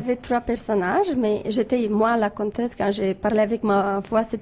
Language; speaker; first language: French; non-native, fluent; Romanian